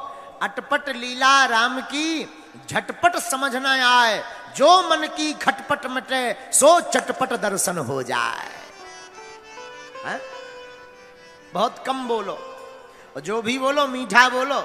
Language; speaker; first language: Hindi; native; Hindi